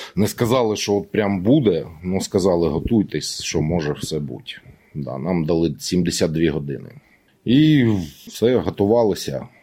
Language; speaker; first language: Ukrainian; native; Ukrainian